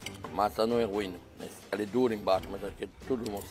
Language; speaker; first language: Portuguese; non-native, fluent; French